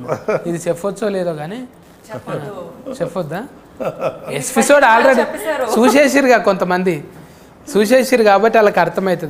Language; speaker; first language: Telugu; native; Telugu